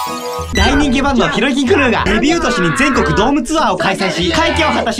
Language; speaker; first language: Japanese; native; Japanese